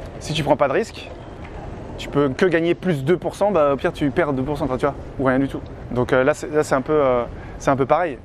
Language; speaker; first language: French; native; French